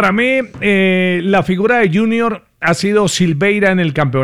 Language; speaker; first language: Spanish; native; Spanish